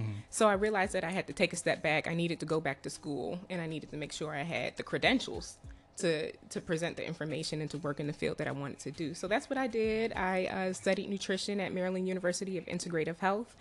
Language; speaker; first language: English; native; English